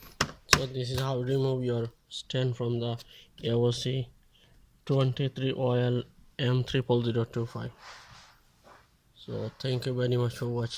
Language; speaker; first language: English; non-native, fluent; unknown